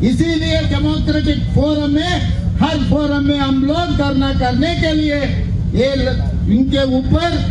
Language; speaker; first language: Hindi; non-native, local second language; Telugu